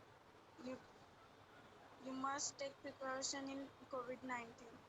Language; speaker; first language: English; non-native, learner; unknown